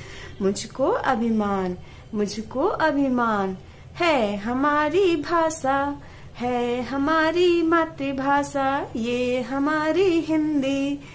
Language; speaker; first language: Hindi; native; Hindi